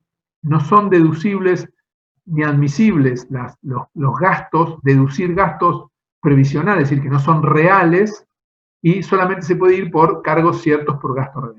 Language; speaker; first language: Spanish; native; Spanish